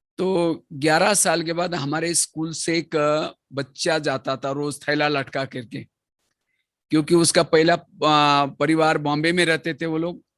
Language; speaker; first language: Hindi; non-native, local second language; Marathi